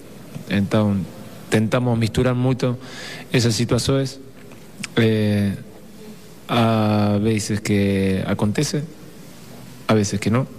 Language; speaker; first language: Portuguese; non-native, fluent; Spanish